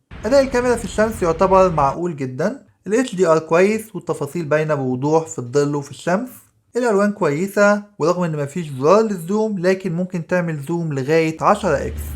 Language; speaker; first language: Arabic; native; Arabic